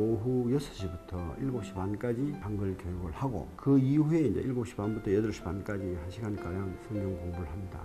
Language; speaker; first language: Korean; non-native, local second language; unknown